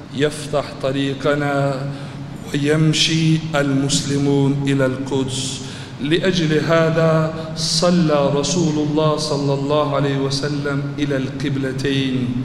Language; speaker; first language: Arabic; non-native, fluent; Turkish